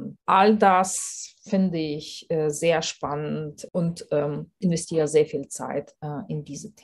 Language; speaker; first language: German; non-native, fluent; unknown